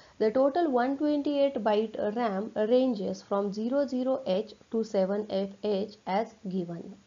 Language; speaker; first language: English; non-native, local second language; Marathi